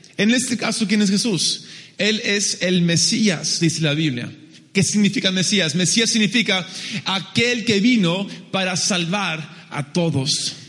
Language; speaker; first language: Spanish; early bilingual, other home language; English